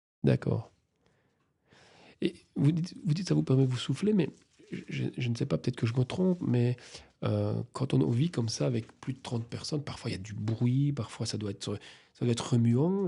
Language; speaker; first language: French; native; French